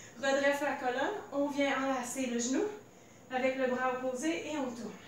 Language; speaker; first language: French; native; French